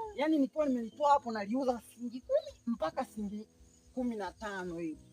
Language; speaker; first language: Swahili; native; Swahili